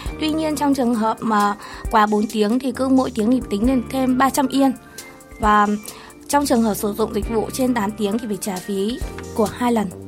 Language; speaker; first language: Vietnamese; native; Vietnamese